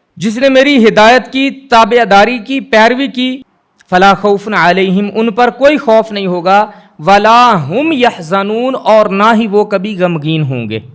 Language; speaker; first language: Urdu; non-native, local second language; Punjabi